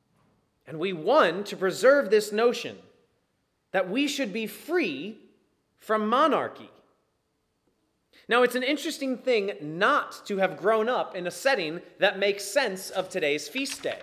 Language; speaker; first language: English; native; English